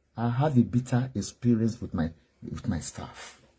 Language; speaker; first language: English; non-native, local second language; Yoruba